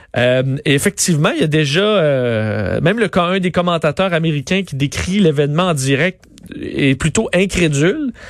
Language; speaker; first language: French; native; French